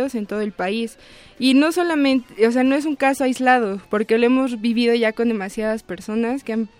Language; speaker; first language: Spanish; native; Spanish